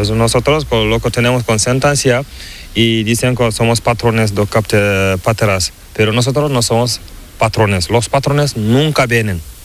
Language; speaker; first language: Spanish; non-native, learner; Fula